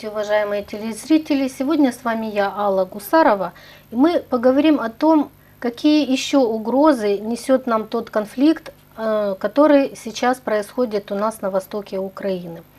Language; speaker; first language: Russian; native; Russian